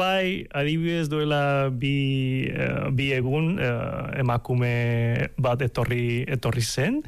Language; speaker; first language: Basque; non-native, local second language; Spanish